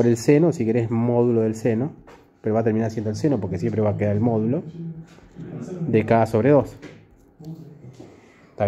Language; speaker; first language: Spanish; native; Spanish